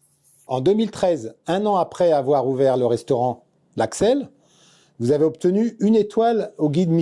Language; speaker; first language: French; native; French